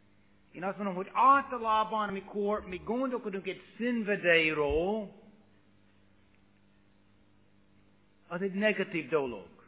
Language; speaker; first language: Hungarian; non-native, fluent; English